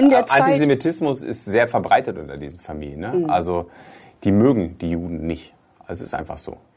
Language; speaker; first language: German; native; German